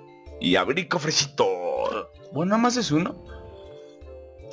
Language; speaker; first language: Spanish; native; Spanish